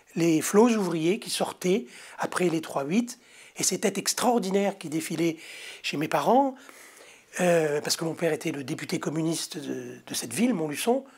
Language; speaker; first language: French; native; French